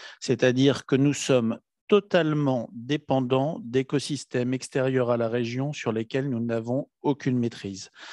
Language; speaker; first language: French; native; French